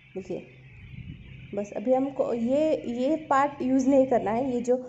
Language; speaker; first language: Hindi; non-native, local second language; Odia